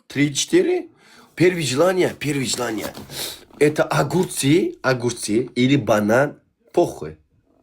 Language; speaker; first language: Russian; non-native, learner; Turkmen